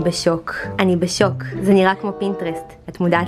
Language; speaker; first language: Hebrew; native; Hebrew